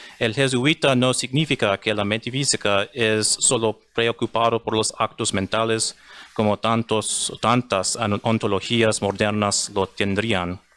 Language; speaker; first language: Spanish; non-native, learner; English